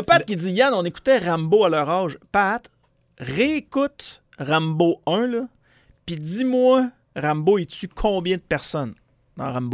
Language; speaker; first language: French; native; French